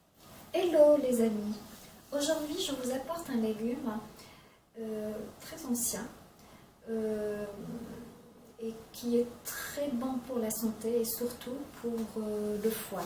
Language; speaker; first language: French; non-native, local second language; Arabic